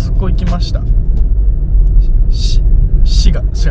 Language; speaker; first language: Japanese; native; Japanese